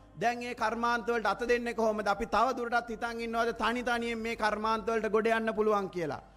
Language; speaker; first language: Sinhala; native; Sinhala